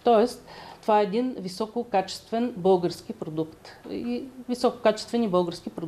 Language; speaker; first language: Bulgarian; native; Bulgarian